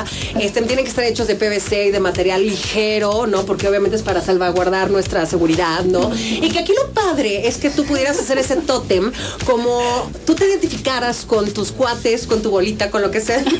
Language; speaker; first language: Spanish; native; Spanish